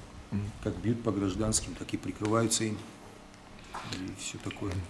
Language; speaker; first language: Russian; native; Russian